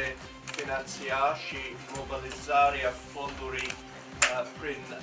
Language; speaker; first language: Romanian; non-native, learner; English